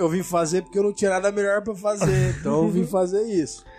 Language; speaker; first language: Portuguese; native; Portuguese